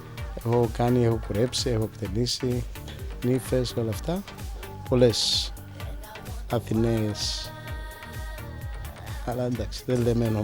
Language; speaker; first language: Greek; early bilingual, heritage; Greek